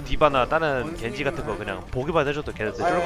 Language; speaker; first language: Korean; native; Korean